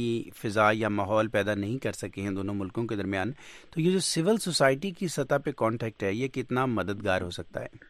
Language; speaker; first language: Urdu; native; Urdu